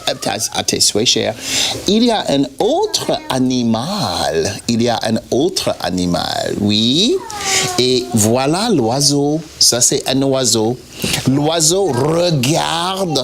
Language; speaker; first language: French; non-native, fluent; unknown